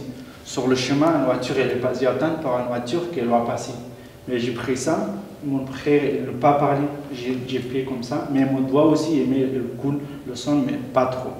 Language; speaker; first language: French; non-native, learner; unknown